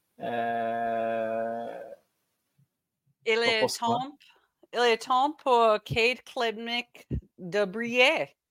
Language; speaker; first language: French; non-native, learner; English